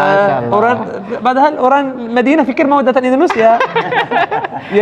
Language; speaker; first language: Indonesian; non-native, learner; Arabic